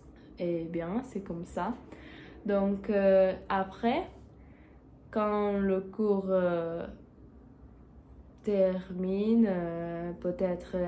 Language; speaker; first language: French; non-native, learner; Portuguese